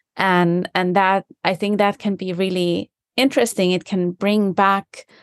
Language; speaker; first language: English; non-native, fluent; Finnish